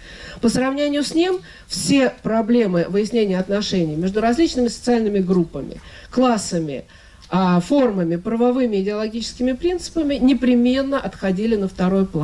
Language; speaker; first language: Russian; native; Russian